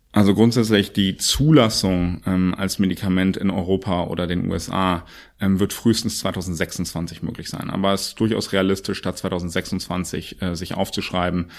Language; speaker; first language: German; native; German